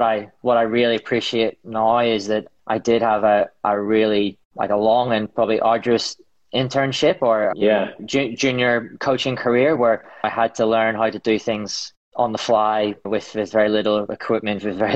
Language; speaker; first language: English; native; English